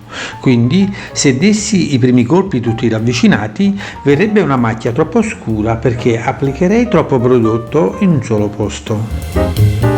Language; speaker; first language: Italian; native; Italian